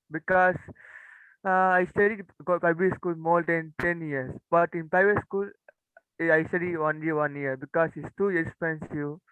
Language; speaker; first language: English; non-native, learner; Tamil